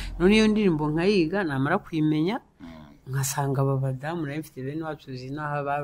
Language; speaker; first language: Kinyarwanda; early bilingual, heritage; Kinyarwanda